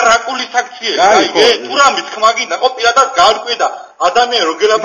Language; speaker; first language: Georgian; native; Georgian